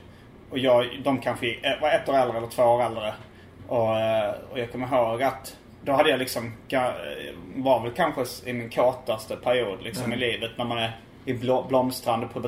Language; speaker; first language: Swedish; native; Swedish